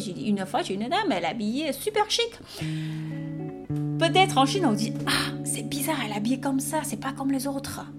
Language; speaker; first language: French; non-native, fluent; Chinese